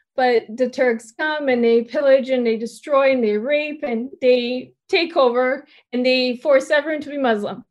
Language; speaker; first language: English; early bilingual, other home language; Turkish